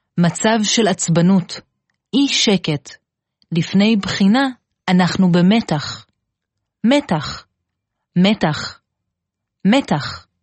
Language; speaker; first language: Hebrew; native; Hebrew